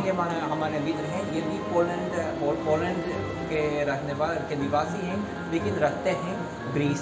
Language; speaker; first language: Hindi; non-native, fluent; Polish